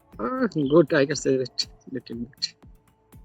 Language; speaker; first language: English; non-native, learner; Santali